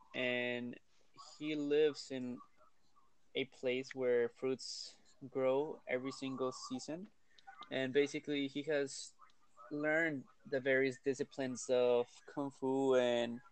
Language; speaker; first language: English; early bilingual, other home language; Spanish